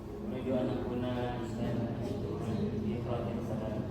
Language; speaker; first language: Arabic; non-native, learner; Indonesian